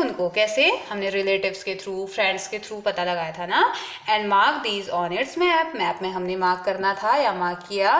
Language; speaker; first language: Hindi; native; Hindi